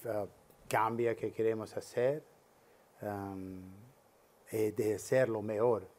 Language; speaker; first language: Spanish; non-native, learner; English